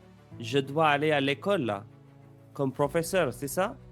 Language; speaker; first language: French; non-native, fluent; English